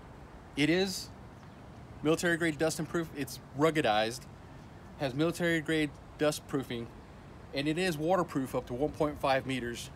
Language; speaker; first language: English; native; English